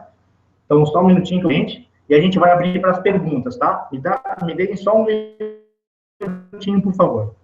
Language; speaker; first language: Portuguese; native; Portuguese